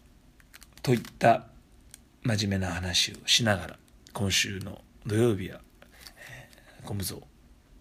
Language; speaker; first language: Japanese; native; Japanese